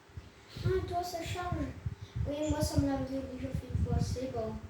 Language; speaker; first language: French; native; French